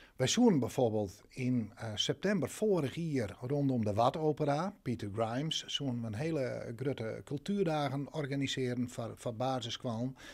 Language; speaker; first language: Dutch; non-native, local second language; Western Frisian